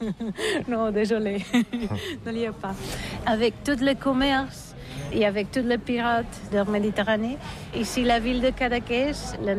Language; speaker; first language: French; non-native, learner; Catalan